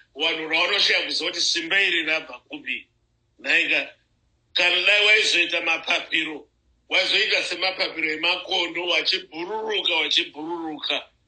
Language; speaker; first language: Shona; native; Shona